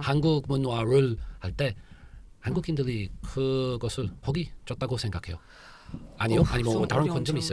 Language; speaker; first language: Korean; non-native, learner; English